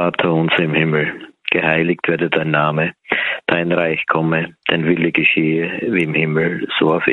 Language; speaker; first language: German; native; German